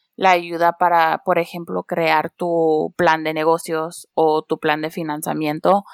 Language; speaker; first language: Spanish; early bilingual, heritage; Spanish